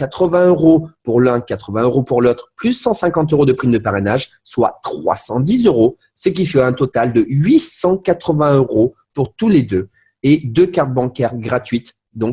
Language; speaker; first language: French; native; French